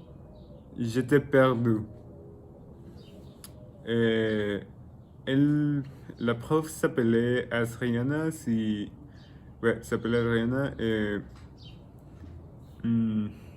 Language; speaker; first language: French; non-native, learner; Spanish